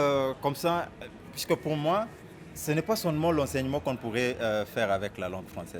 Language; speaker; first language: French; non-native, fluent; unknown